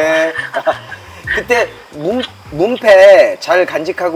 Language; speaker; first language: Korean; native; Korean